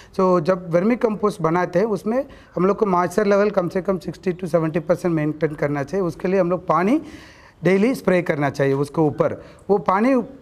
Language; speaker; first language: Hindi; non-native, local second language; Kannada